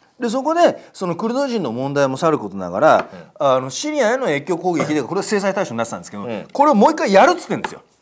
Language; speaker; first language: Japanese; native; Japanese